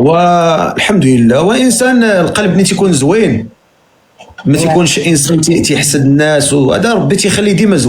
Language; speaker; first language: Arabic; native; Arabic